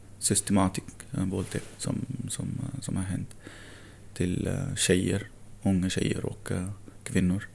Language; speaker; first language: Swedish; non-native, fluent; Arabic